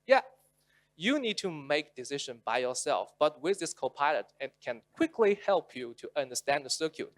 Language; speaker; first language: English; non-native, local second language; Chinese